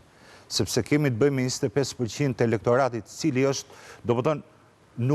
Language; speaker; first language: Albanian; native; Albanian